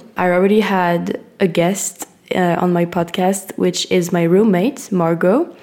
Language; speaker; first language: English; non-native, fluent; French